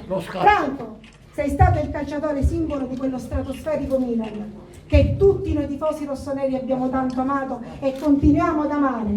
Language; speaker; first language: Italian; native; Italian